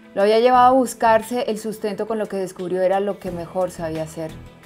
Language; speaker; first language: Spanish; native; Spanish